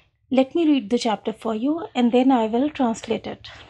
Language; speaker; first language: English; non-native, local second language; Hindi